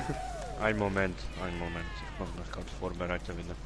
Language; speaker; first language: German; native; German